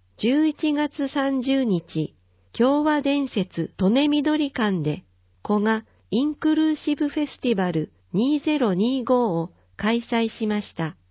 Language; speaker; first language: Japanese; native; Japanese